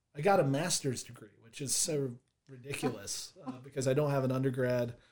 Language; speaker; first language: English; native; English